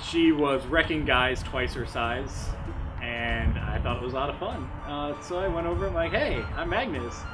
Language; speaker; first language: English; native; English